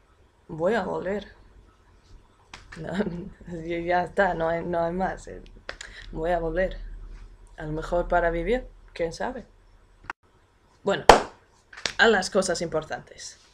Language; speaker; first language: Spanish; non-native, fluent; English